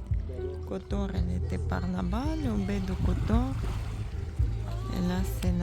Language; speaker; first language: French; non-native, fluent; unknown